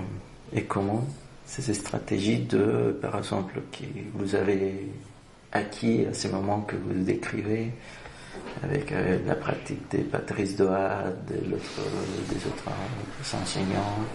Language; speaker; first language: French; non-native, fluent; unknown